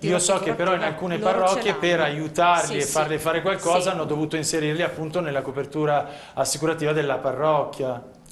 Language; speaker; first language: Italian; native; Italian